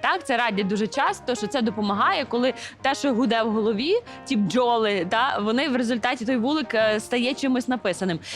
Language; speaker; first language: Ukrainian; native; Ukrainian